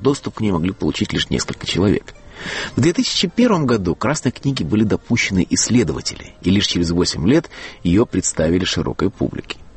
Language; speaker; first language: Russian; native; Russian